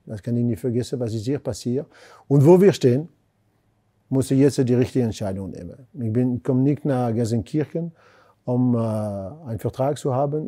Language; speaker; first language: German; non-native, fluent; French